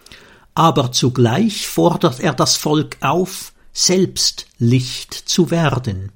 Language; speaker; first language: German; native; German